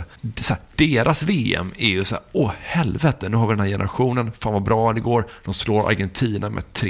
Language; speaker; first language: Swedish; native; Swedish